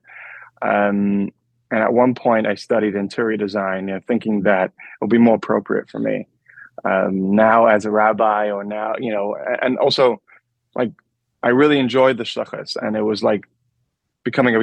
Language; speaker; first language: English; native; English